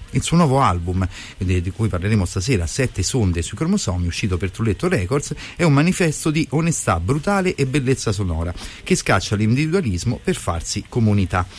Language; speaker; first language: Italian; native; Italian